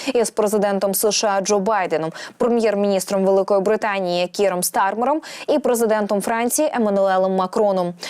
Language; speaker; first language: Ukrainian; native; Ukrainian